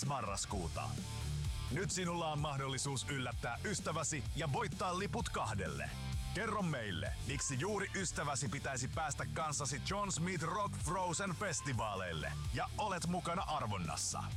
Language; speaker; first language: Finnish; native; Finnish